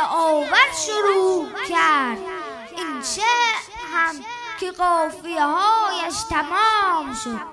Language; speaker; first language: Persian; native; Persian